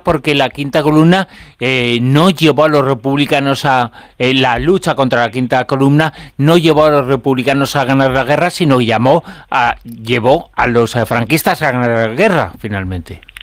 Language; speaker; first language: Spanish; native; Spanish